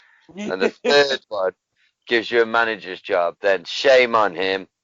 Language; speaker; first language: English; native; English